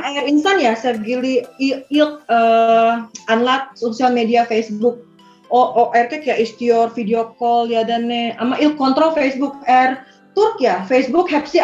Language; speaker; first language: Turkish; non-native, learner; Indonesian